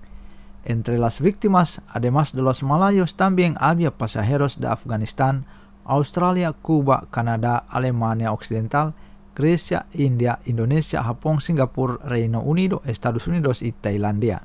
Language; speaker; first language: Spanish; non-native, fluent; Indonesian